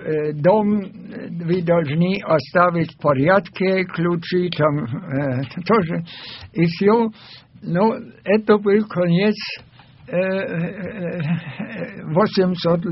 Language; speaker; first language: Russian; non-native, fluent; German